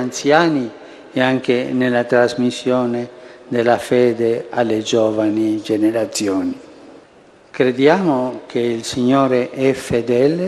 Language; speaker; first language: Italian; non-native, fluent; Spanish